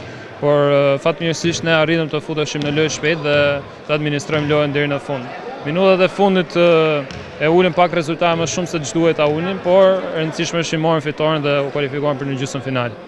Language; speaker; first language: Albanian; native; Albanian